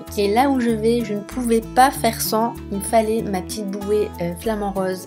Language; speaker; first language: French; native; French